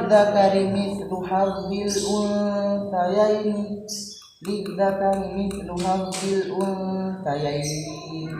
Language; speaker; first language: Arabic; non-native, learner; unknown